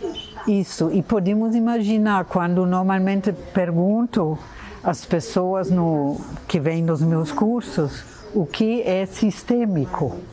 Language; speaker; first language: Portuguese; non-native, fluent; German